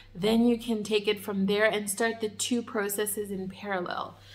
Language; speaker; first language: English; native; English